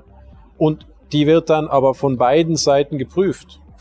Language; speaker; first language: German; native; German